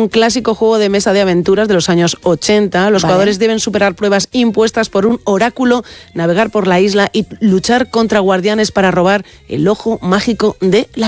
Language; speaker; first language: Spanish; native; Spanish